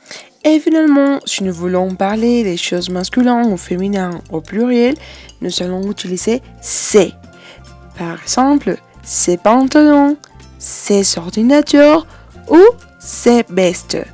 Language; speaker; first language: French; non-native, fluent; Spanish